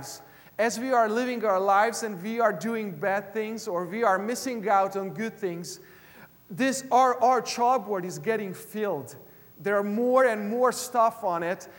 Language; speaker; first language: English; non-native, fluent; Hungarian